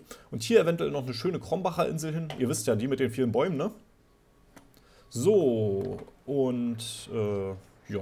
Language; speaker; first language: German; native; German